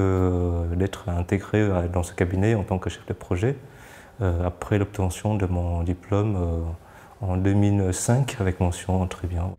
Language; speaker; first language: French; non-native, fluent; Vietnamese